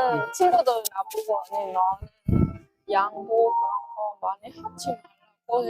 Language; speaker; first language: Korean; non-native, learner; Vietnamese